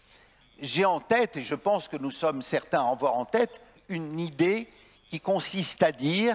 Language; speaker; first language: French; native; French